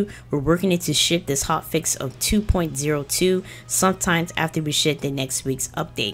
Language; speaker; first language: English; non-native, fluent; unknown